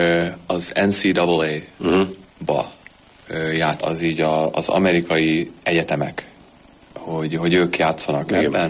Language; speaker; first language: Hungarian; early bilingual, heritage; Hungarian